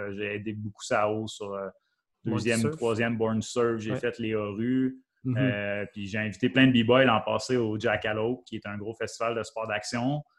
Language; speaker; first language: French; native; French